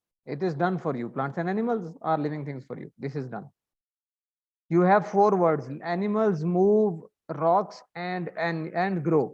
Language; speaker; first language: English; non-native, learner; Arabic